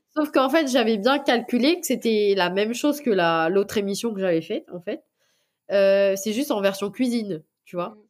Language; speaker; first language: French; non-native, local second language; Morisyen